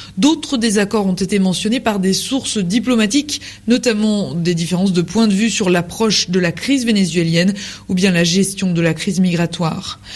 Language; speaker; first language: French; native; French